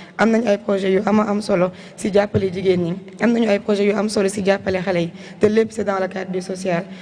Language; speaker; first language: Wolof; non-native, local second language; Jola-Fonyi